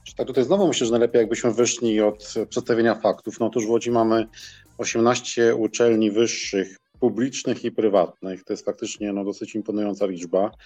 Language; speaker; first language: Polish; native; Polish